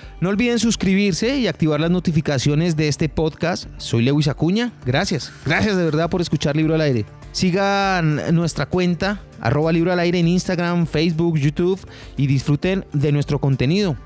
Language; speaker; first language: Spanish; native; Spanish